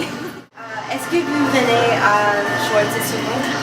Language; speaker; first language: French; non-native, fluent; English